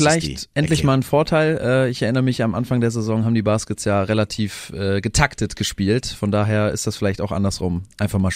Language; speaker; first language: German; native; German